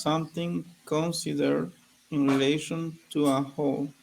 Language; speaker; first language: English; non-native, learner; Spanish